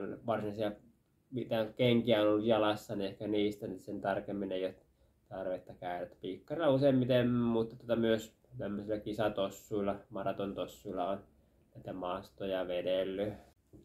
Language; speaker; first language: Finnish; native; Finnish